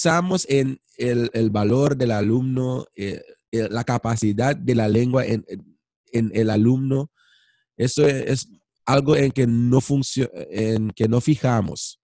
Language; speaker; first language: Spanish; non-native, fluent; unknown